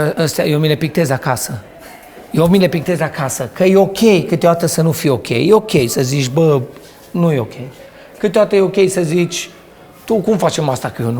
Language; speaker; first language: Romanian; native; Romanian